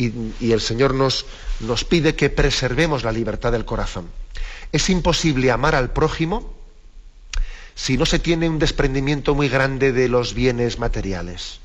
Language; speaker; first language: Spanish; native; Spanish